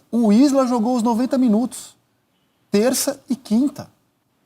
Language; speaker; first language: Portuguese; native; Portuguese